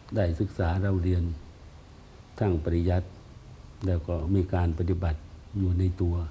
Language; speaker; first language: Thai; non-native, fluent; Khmer